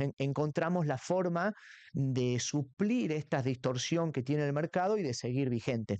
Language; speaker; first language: Spanish; native; Spanish